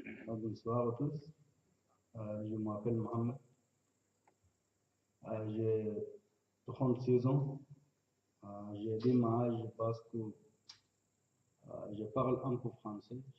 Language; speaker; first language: French; non-native, learner; Arabic